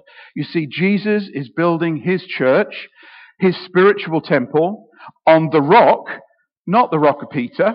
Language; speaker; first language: English; native; English